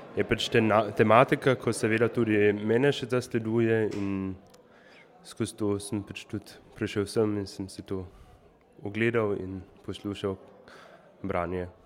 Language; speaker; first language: Slovenian; native; Slovenian